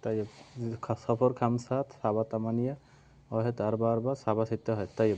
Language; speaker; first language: Arabic; non-native, learner; Bangla